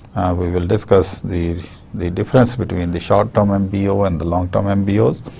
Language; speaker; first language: English; non-native, local second language; Urdu